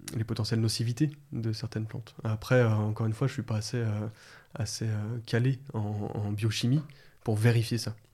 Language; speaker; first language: French; native; French